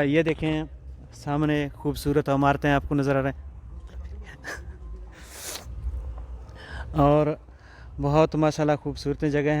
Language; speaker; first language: Hindi; non-native, local second language; Baluchi